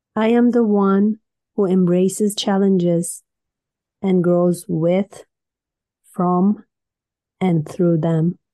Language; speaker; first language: English; non-native, fluent; Turkish